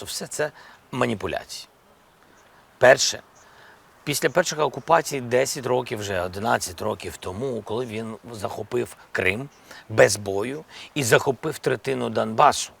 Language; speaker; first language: Ukrainian; non-native, local second language; Russian